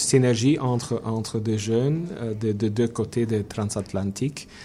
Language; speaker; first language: French; non-native, fluent; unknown